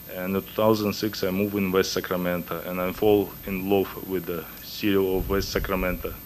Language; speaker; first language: English; non-native, fluent; Russian